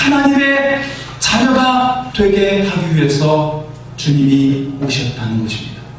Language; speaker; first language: Korean; native; Korean